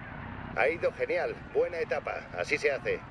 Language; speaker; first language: Spanish; native; Spanish